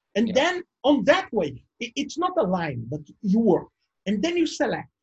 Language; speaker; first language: English; non-native, fluent; Portuguese